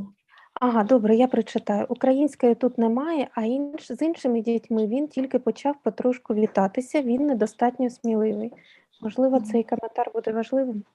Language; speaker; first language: Ukrainian; native; Ukrainian